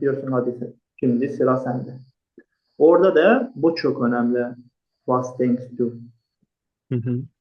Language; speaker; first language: Turkish; non-native, fluent; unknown